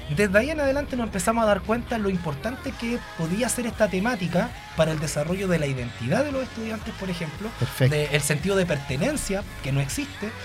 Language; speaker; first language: Spanish; native; Spanish